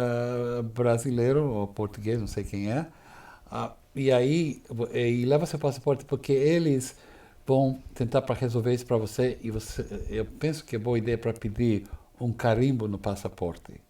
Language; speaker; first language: Portuguese; non-native, fluent; English